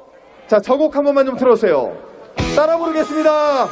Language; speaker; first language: Korean; native; Korean